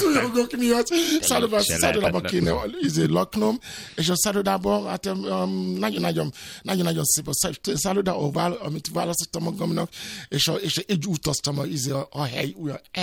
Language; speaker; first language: Hungarian; non-native, fluent; Yoruba